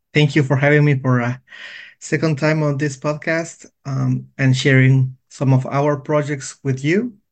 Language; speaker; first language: English; non-native, fluent; Spanish